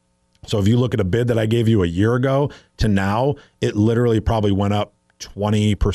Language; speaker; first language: English; native; English